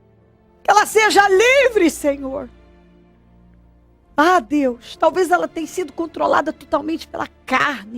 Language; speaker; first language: Portuguese; native; Portuguese